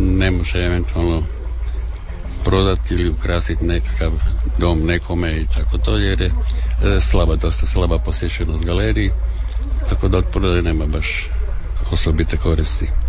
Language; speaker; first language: Serbian; native; Serbian